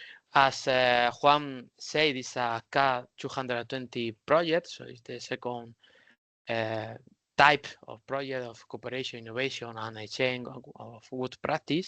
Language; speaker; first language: English; non-native, learner; Spanish